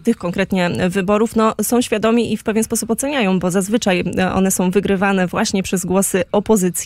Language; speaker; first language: Polish; native; Polish